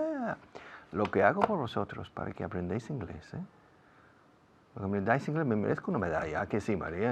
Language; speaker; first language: Spanish; non-native, fluent; English